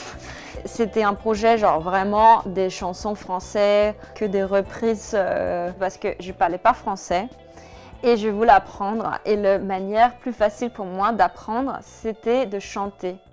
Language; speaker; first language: French; non-native, fluent; Danish